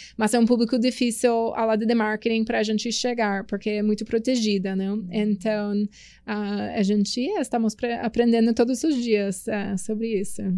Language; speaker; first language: Portuguese; non-native, fluent; English